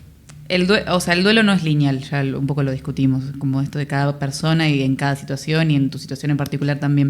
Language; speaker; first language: Spanish; native; Spanish